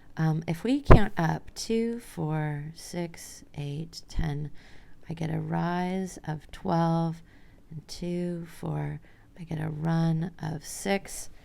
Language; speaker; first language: English; native; English